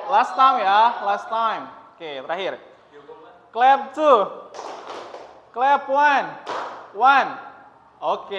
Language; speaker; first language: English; non-native, learner; Indonesian